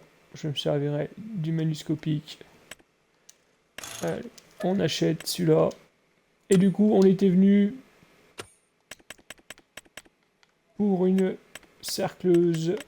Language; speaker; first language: French; native; French